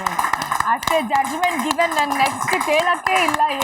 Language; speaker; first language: Kannada; native; Kannada